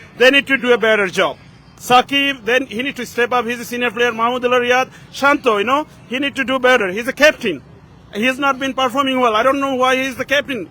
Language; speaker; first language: English; non-native, local second language; Bangla